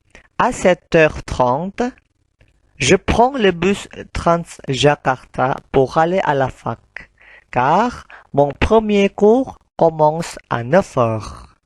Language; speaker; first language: French; non-native, fluent; Indonesian